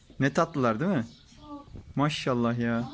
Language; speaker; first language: Turkish; native; Turkish